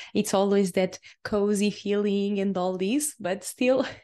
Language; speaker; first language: English; non-native, fluent; Portuguese